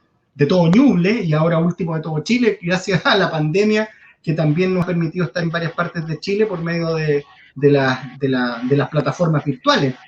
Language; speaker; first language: Spanish; native; Spanish